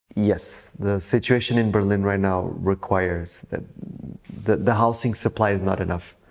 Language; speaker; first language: English; non-native, fluent; Portuguese